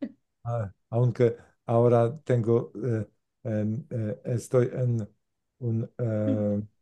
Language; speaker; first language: Spanish; non-native, learner; Polish